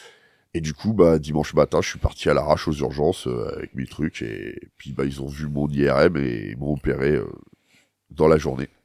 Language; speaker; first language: French; native; French